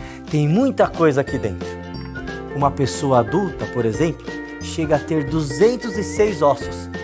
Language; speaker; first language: Portuguese; native; Portuguese